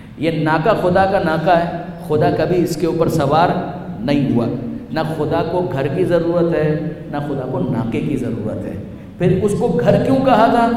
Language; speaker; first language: Urdu; non-native, local second language; Punjabi